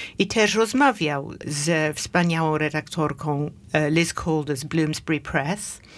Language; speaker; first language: Polish; non-native, fluent; English